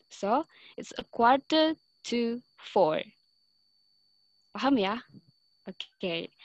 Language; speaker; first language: English; non-native, learner; Indonesian